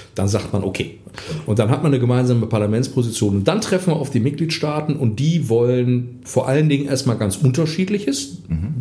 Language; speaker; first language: German; native; German